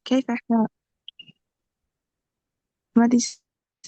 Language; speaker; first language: Arabic; non-native, learner; Uzbek